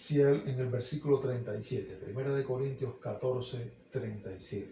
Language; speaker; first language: Spanish; native; Spanish